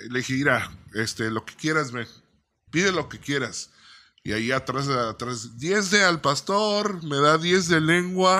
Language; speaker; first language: Spanish; early bilingual, heritage; Spanish